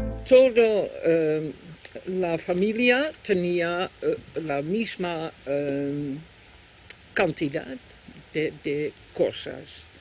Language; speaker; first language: Spanish; non-native, fluent; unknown